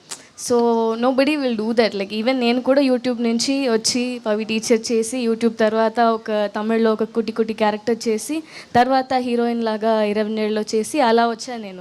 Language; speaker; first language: Telugu; non-native, learner; Tamil